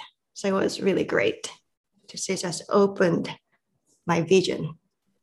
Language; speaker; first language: English; non-native, fluent; Korean